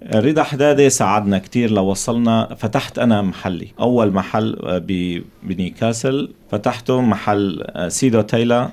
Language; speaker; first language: Arabic; non-native, local second language; Kurdish